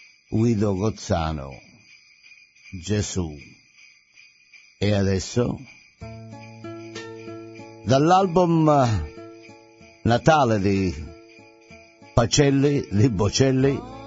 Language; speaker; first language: Italian; native; Italian